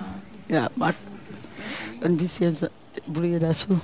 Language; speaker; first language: German; non-native, learner; Akan